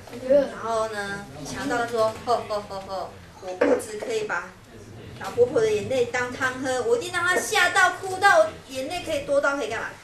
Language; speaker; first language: Chinese; native; Chinese